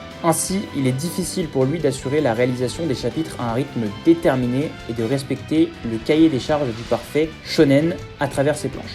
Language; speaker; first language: French; native; French